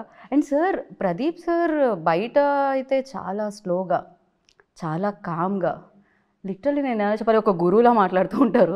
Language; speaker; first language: Telugu; native; Telugu